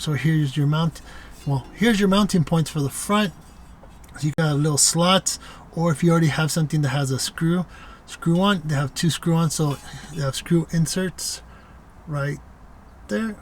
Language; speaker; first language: English; native; English